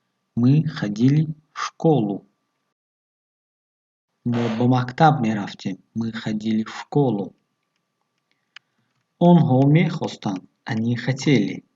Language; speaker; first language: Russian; non-native, local second language; Tajik